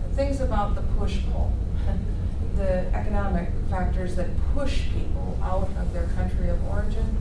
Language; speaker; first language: English; native; English